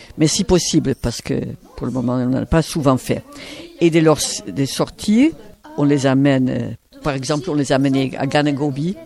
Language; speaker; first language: French; native; French